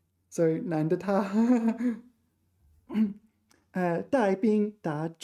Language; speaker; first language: Chinese; non-native, learner; English